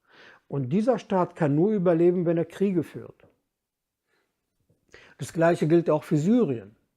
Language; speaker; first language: German; non-native, fluent; Kurdish